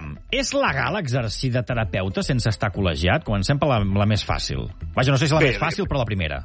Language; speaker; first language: Catalan; native; Catalan